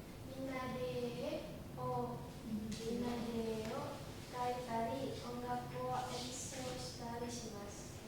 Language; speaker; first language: Japanese; non-native, learner; Indonesian